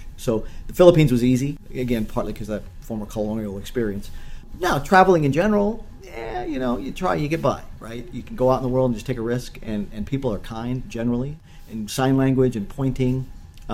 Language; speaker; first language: English; native; English